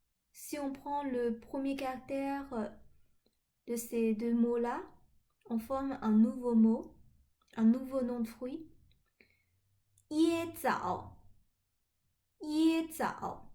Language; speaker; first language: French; non-native, fluent; Chinese